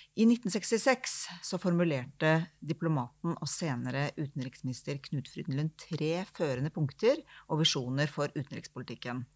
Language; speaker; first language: Norwegian; native; Norwegian